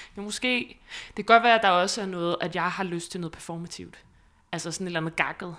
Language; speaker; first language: Danish; native; Danish